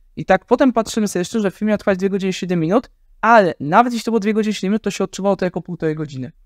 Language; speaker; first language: Polish; native; Polish